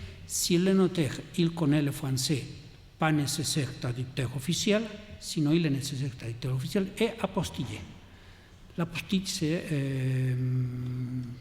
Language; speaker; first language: French; non-native, learner; Catalan